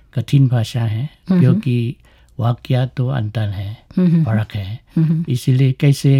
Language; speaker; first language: Hindi; non-native, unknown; Thai